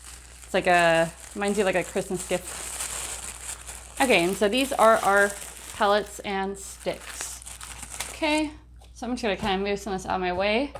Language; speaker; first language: English; native; English